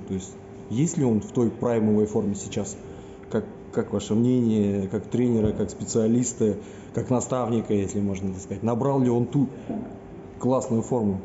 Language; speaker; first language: Russian; native; Russian